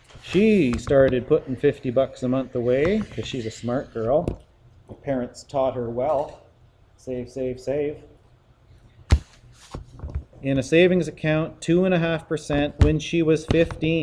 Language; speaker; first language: English; native; English